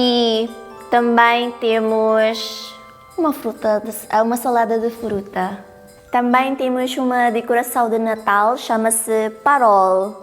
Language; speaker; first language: Portuguese; non-native, fluent; Cebuano